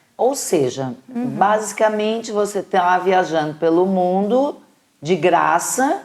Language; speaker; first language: Portuguese; native; Portuguese